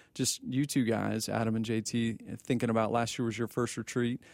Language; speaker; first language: English; native; English